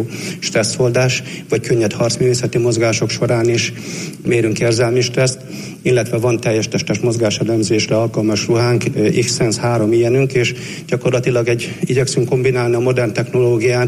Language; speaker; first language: Hungarian; native; Hungarian